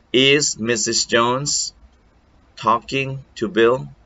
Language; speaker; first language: English; non-native, fluent; Thai